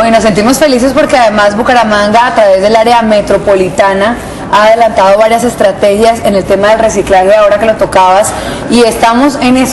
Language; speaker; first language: Spanish; native; Spanish